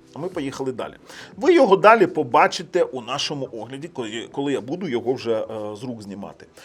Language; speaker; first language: Ukrainian; non-native, local second language; Russian